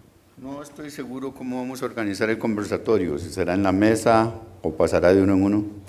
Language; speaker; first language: Spanish; native; Spanish